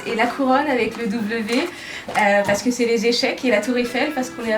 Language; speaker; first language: French; native; French